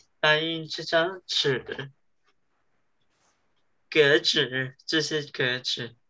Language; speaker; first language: Chinese; early bilingual, heritage; Chinese